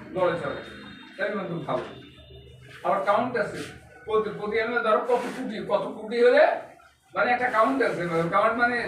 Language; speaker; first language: Bangla; native; Bangla